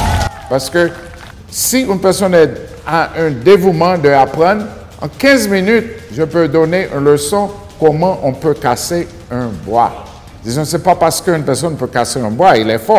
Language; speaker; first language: French; non-native, learner; Haitian Creole